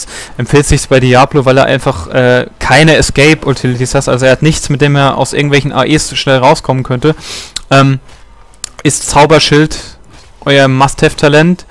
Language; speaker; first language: German; native; German